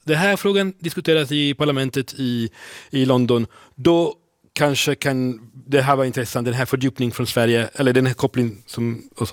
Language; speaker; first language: Swedish; non-native, fluent; Italian